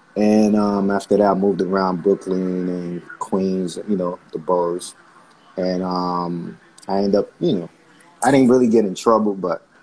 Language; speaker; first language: English; early bilingual, other home language; Haitian Creole